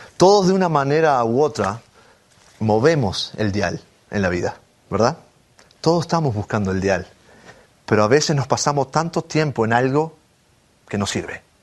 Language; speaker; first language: Spanish; native; Spanish